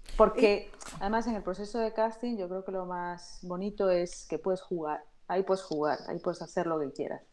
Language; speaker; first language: Spanish; native; Spanish